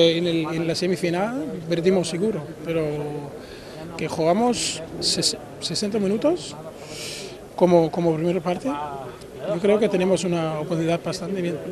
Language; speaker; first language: Spanish; non-native, fluent; Macedonian